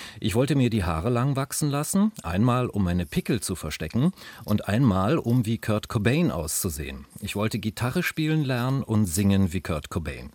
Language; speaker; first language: German; native; German